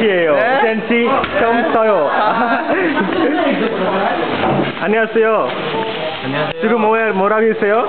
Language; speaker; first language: Korean; non-native, learner; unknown